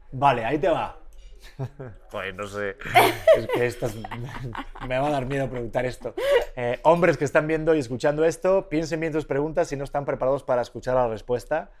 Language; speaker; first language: Spanish; native; Spanish